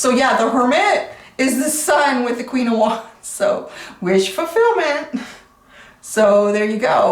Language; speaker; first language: English; native; English